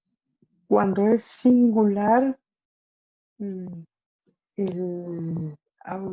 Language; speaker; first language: Spanish; non-native, learner; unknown